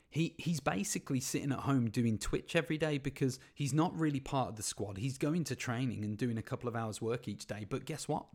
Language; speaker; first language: English; native; English